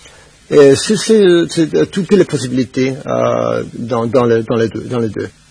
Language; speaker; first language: French; non-native, fluent; Spanish